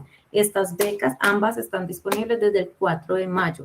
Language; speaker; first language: Spanish; native; Spanish